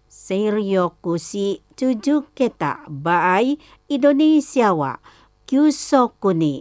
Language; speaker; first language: Japanese; non-native, fluent; Indonesian